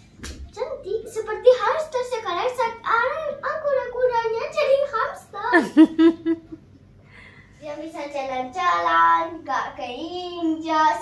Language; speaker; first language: Indonesian; non-native, learner; Spanish